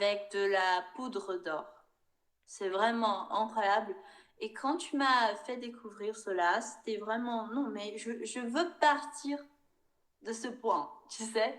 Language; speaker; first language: French; non-native, fluent; Portuguese